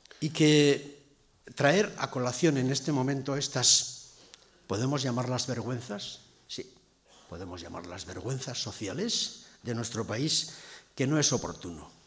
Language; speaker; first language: Spanish; native; Spanish